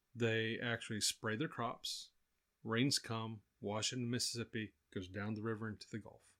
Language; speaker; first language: English; native; English